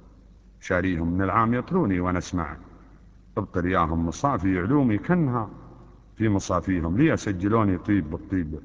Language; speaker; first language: Arabic; native; Arabic